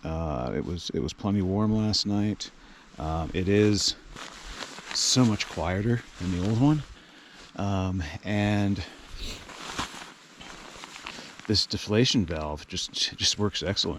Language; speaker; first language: English; native; English